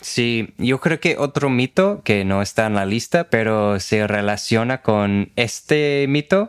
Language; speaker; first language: Spanish; non-native, fluent; English